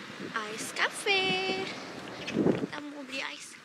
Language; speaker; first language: English; non-native, learner; Indonesian